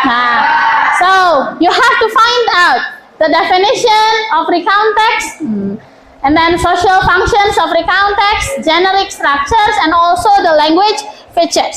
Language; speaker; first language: English; non-native, fluent; Indonesian